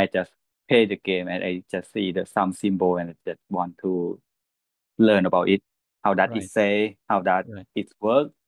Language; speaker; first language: English; non-native, learner; Thai